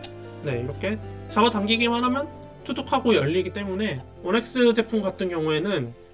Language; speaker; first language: Korean; native; Korean